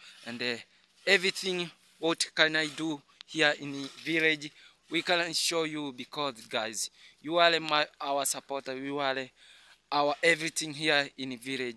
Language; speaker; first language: English; non-native, learner; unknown